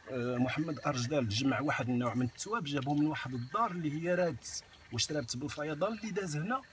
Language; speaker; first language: Arabic; native; Arabic